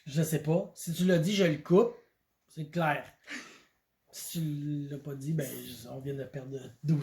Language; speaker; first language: French; native; French